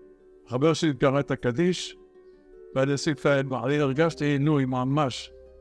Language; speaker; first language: Hebrew; early bilingual, other home language; Arabic